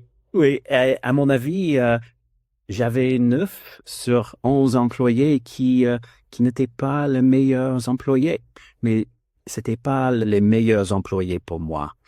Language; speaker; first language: French; non-native, learner; English